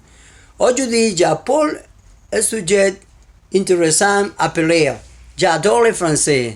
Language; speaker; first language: French; non-native, learner; Spanish